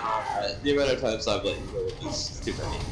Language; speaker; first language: English; native; English